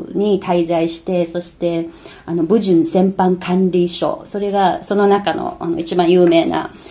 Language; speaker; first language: Japanese; non-native, fluent; Chinese